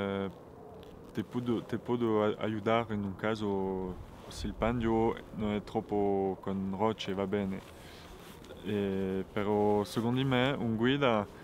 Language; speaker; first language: Italian; non-native, fluent; French